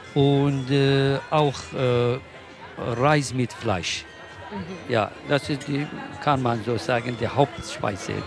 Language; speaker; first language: German; non-native, learner; Kurdish